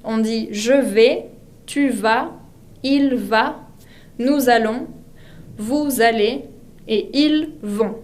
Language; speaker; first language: French; non-native, fluent; Spanish